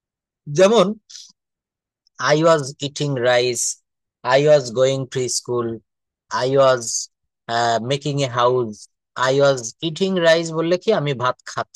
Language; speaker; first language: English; non-native, fluent; Bangla